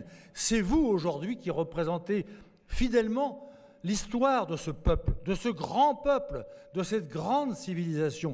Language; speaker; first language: French; native; French